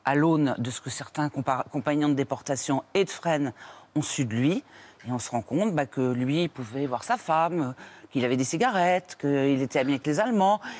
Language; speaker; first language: French; native; French